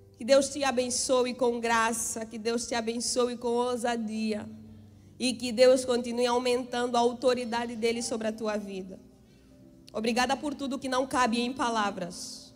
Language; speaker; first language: Portuguese; native; Portuguese